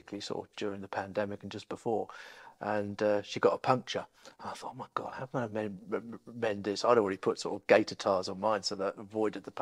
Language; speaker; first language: English; native; English